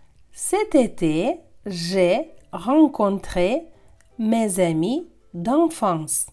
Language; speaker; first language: French; non-native, fluent; Russian